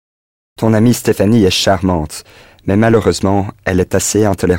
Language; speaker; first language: French; non-native, learner; English